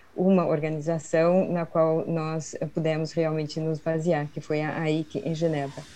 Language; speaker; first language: Portuguese; early bilingual, other home language; Swedish